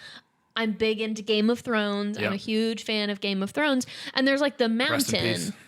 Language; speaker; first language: English; native; English